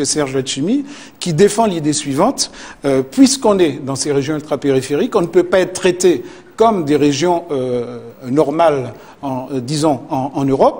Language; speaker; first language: French; native; French